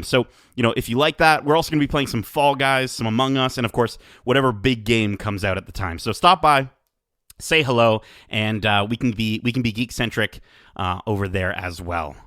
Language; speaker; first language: English; native; English